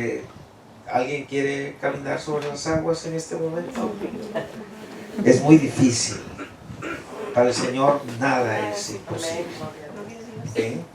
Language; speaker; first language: Spanish; native; Spanish